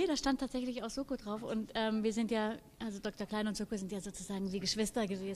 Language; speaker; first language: German; native; German